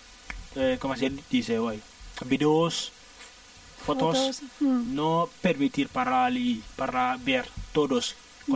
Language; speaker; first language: Spanish; non-native, learner; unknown